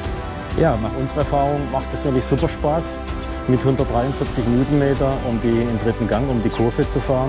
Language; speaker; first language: German; native; German